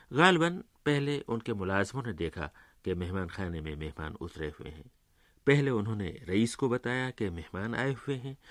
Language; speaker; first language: Urdu; native; Urdu